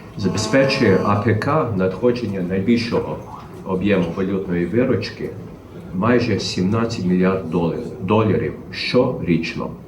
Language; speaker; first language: Ukrainian; early bilingual, heritage; Ukrainian